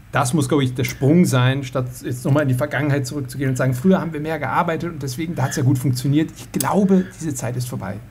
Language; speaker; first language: German; native; German